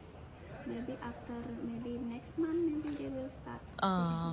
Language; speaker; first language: English; non-native, learner; Indonesian